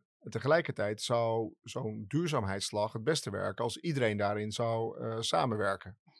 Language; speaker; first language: Dutch; native; Dutch